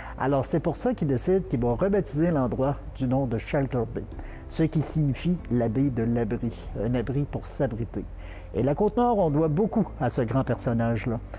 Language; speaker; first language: French; native; French